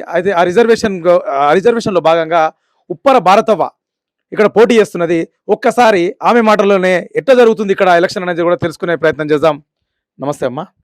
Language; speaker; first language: Telugu; native; Telugu